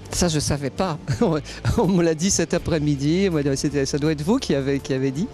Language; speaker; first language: French; native; French